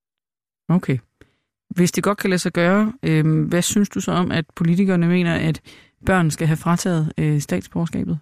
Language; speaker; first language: Danish; native; Danish